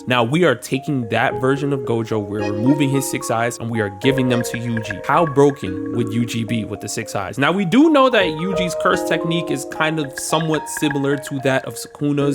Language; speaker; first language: English; native; English